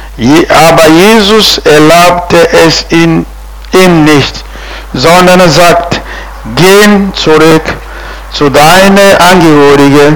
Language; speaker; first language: German; non-native, fluent; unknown